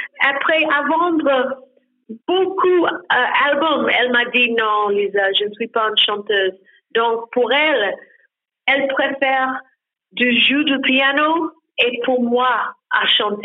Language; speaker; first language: French; non-native, learner; English